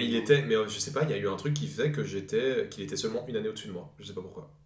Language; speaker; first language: French; native; French